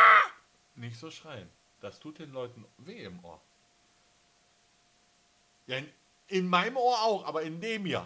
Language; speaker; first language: German; native; German